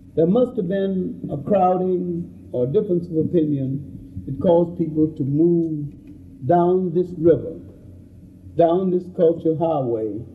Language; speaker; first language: English; native; English